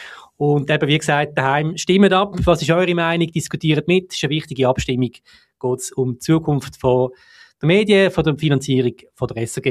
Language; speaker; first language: German; native; German